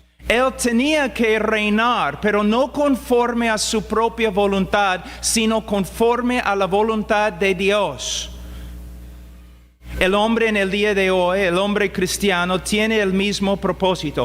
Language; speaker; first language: Spanish; non-native, fluent; English